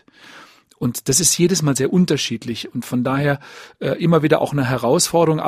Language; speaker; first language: German; native; German